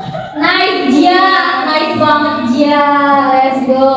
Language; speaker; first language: English; non-native, learner; Indonesian